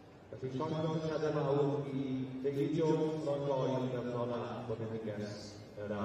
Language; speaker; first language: Welsh; native; Welsh